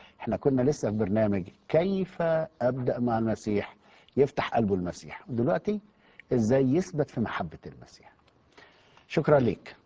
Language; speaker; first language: Arabic; native; Arabic